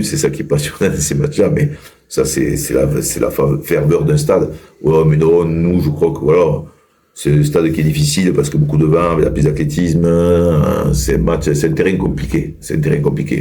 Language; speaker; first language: French; native; French